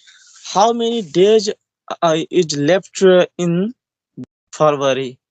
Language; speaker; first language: English; non-native, learner; Hindi